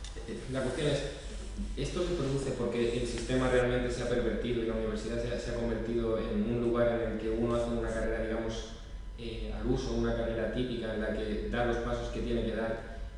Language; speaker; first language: Spanish; native; Spanish